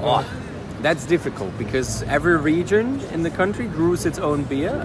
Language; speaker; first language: English; non-native, fluent; German